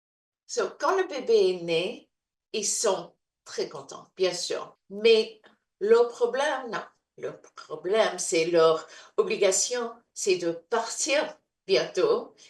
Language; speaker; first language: French; non-native, learner; English